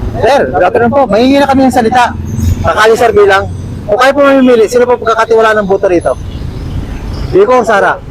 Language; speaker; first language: Filipino; native; Filipino